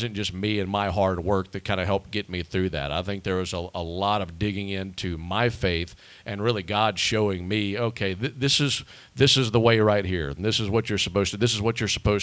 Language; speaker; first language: English; native; English